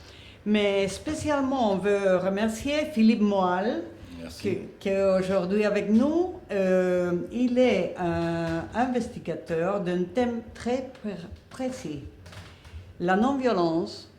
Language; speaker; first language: French; non-native, fluent; Spanish